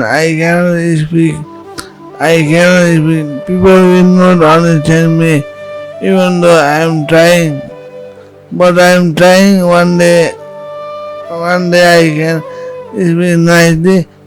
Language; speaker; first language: English; non-native, learner; Nepali